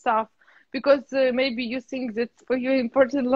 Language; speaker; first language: English; non-native, learner; Russian